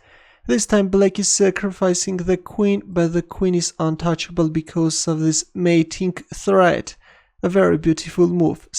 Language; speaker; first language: English; non-native, fluent; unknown